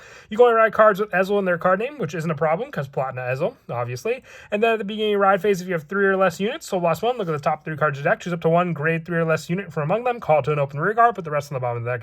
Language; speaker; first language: English; native; English